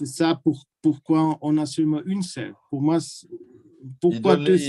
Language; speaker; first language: French; non-native, learner; German